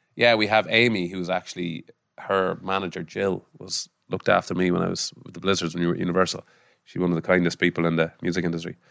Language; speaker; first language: English; native; English